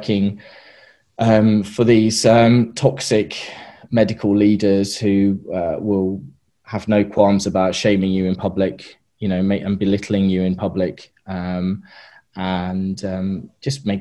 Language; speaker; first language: English; native; English